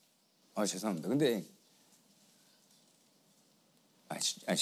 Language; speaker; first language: Korean; native; Korean